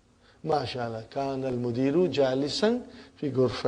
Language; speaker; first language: Arabic; non-native, fluent; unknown